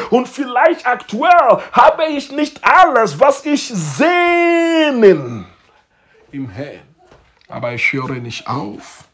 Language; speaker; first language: German; non-native, learner; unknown